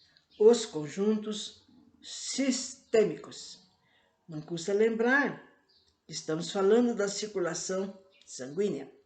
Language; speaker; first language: Portuguese; native; Portuguese